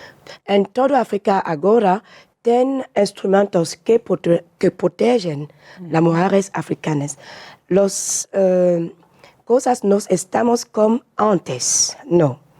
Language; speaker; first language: Portuguese; non-native, learner; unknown